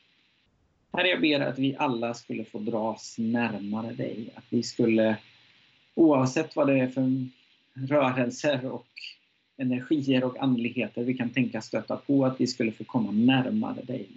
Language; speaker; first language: Swedish; native; Swedish